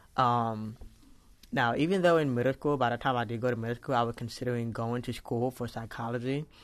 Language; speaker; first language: English; native; English